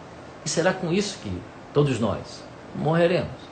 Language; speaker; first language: Portuguese; native; Portuguese